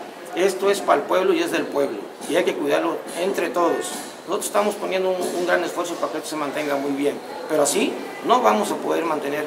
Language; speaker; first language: Spanish; native; Spanish